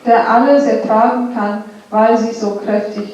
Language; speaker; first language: German; non-native, fluent; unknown